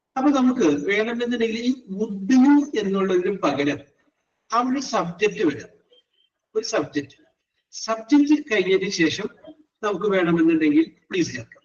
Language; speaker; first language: Malayalam; native; Malayalam